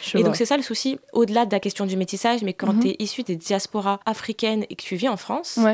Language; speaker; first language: French; native; French